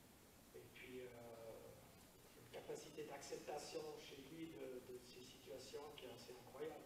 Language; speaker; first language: French; native; French